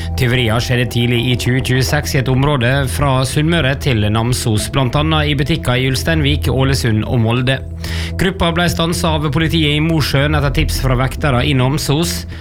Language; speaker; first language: Norwegian; native; Norwegian